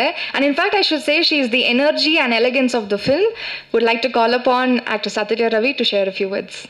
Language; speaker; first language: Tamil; native; Tamil